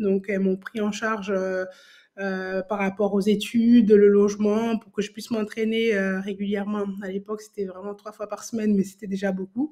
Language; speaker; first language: French; native; French